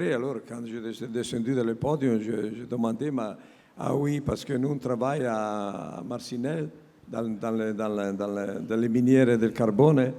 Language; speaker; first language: French; non-native, learner; Italian